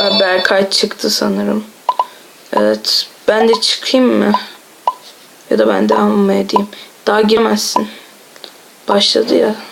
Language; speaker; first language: Turkish; native; Turkish